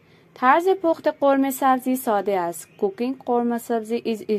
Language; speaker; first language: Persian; non-native, fluent; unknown